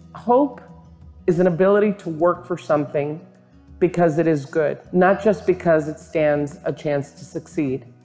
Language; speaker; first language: English; early bilingual, other home language; Spanish